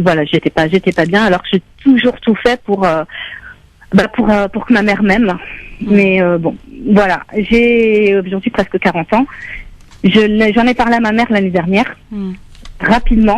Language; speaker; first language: French; native; French